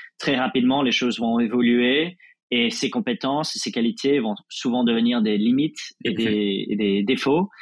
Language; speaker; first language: French; non-native, fluent; English